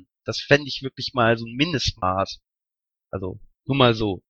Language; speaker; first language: German; native; German